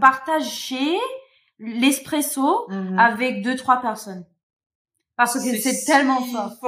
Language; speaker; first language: French; non-native, fluent; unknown